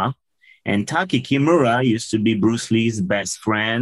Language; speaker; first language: English; non-native, fluent; French